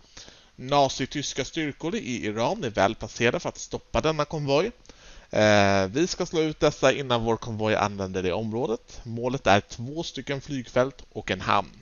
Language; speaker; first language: Swedish; native; Swedish